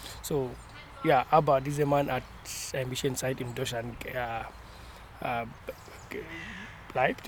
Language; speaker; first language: German; non-native, learner; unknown